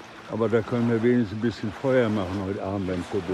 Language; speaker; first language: German; native; German